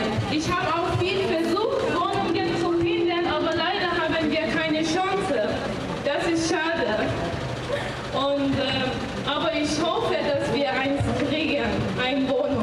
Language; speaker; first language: German; non-native, learner; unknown